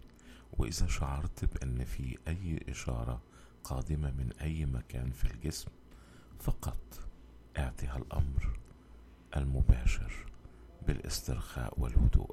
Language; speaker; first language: Arabic; native; Arabic